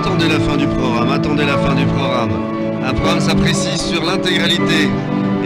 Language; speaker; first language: French; native; French